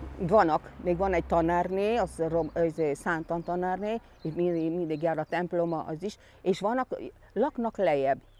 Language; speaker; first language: Hungarian; non-native, local second language; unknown